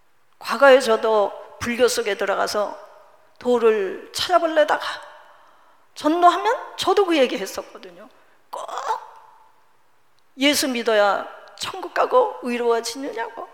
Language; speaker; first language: Korean; native; Korean